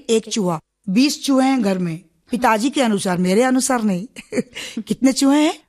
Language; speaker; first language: Hindi; non-native, local second language; Malayalam